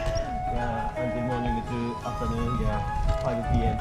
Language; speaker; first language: English; non-native, learner; Japanese